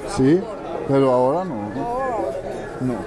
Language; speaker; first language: Spanish; non-native, learner; German